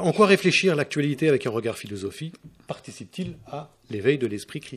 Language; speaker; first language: French; native; French